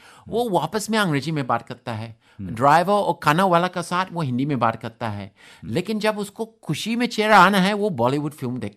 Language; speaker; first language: Hindi; non-native, fluent; English